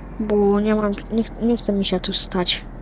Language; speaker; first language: Polish; native; Polish